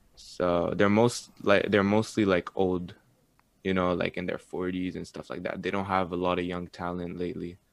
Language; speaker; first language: English; early bilingual, other home language; Arabic